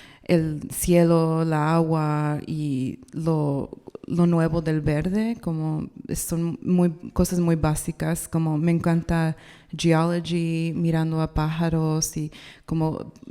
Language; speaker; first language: Spanish; non-native, learner; English